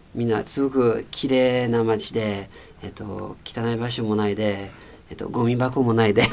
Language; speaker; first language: Japanese; non-native, fluent; French